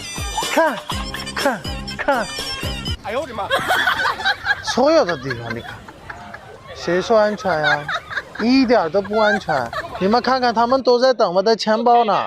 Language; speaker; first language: Chinese; non-native, fluent; Urdu